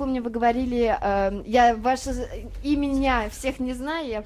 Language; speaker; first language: Russian; non-native, learner; French